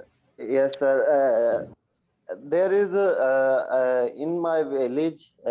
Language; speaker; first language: English; non-native, learner; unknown